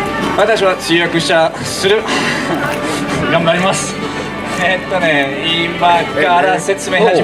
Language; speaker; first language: Japanese; non-native, learner; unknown